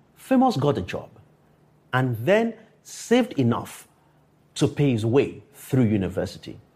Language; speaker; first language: English; non-native, local second language; Yoruba